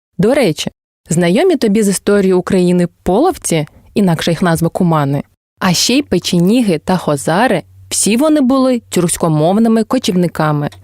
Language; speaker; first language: Ukrainian; non-native, local second language; Crimean Tatar